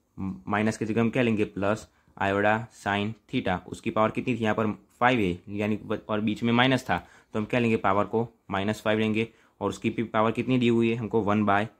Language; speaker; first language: Hindi; non-native, local second language; Gujarati